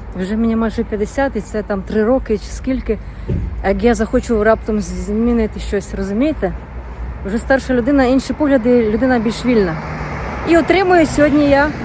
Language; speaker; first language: Ukrainian; native; Ukrainian